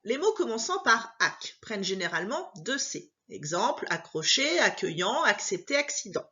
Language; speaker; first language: French; native; French